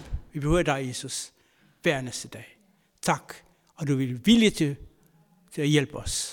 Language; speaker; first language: Danish; non-native, fluent; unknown